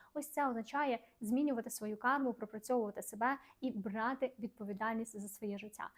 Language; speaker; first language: Ukrainian; non-native, local second language; Russian